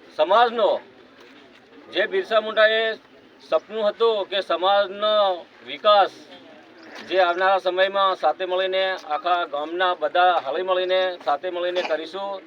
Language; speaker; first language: Gujarati; non-native, local second language; Bhili